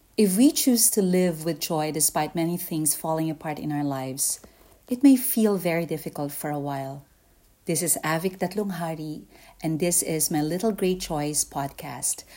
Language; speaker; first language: English; non-native, local second language; Filipino